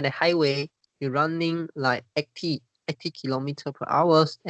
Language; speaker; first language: English; non-native, learner; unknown